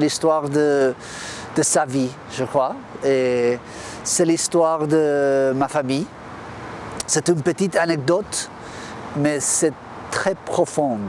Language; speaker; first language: French; non-native, fluent; Spanish